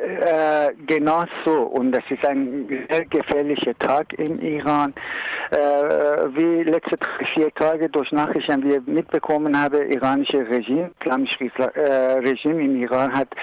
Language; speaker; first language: German; non-native, learner; Persian